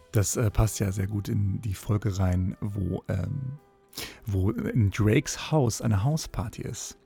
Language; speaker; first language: German; native; German